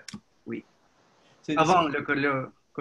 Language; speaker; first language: French; non-native, learner; Russian